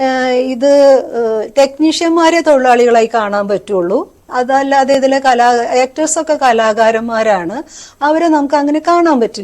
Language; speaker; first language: Malayalam; native; Malayalam